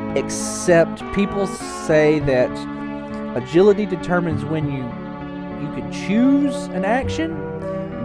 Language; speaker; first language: English; native; English